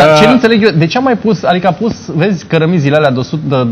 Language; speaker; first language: Romanian; native; Romanian